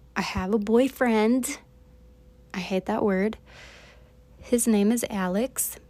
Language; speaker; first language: English; native; English